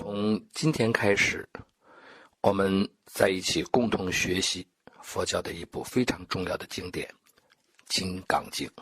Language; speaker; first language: Chinese; native; Chinese